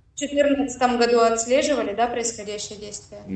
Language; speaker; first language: Russian; native; Russian